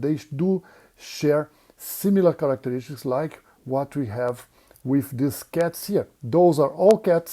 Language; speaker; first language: English; non-native, fluent; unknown